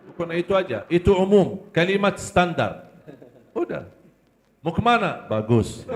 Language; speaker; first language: Malay; non-native, fluent; Arabic